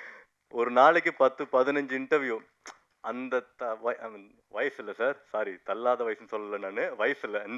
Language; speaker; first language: Tamil; native; Tamil